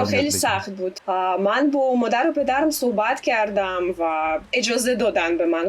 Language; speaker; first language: Persian; non-native, fluent; Russian